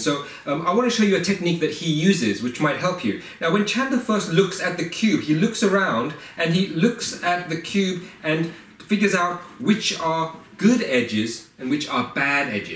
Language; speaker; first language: English; native; English